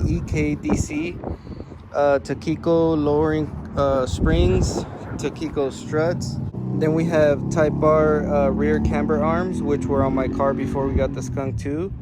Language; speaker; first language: English; native; English